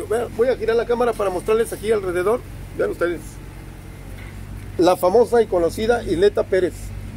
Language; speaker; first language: Spanish; native; Spanish